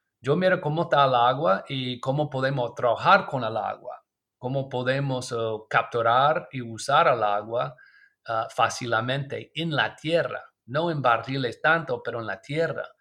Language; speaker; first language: Spanish; non-native, learner; English